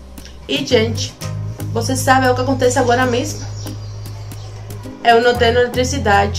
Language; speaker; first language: Portuguese; non-native, learner; Spanish